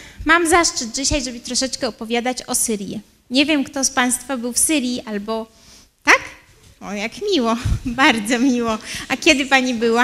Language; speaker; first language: Polish; early bilingual, heritage; Arabic